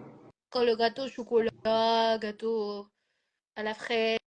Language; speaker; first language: French; non-native, learner; Spanish